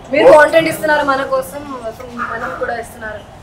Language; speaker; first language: Telugu; non-native, learner; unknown